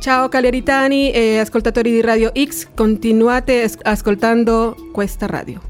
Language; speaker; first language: Italian; non-native, fluent; Spanish